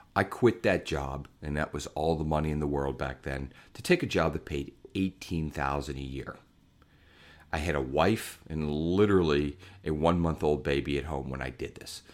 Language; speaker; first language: English; native; English